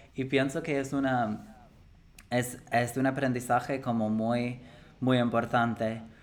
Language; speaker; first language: Spanish; non-native, fluent; English